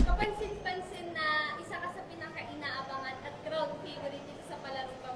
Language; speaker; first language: Filipino; native; Filipino